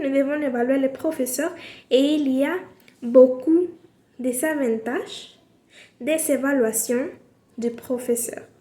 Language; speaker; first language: French; non-native, learner; Spanish